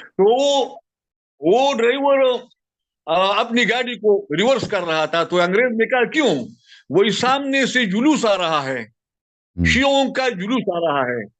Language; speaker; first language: Urdu; non-native, local second language; Pashto